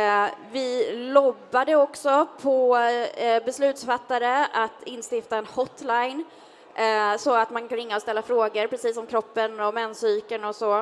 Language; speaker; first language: Swedish; native; Swedish